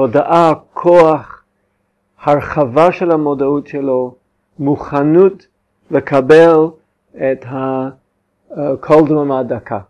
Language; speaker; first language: Hebrew; non-native, fluent; English